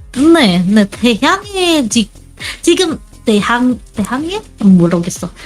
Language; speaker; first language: Korean; non-native, learner; Indonesian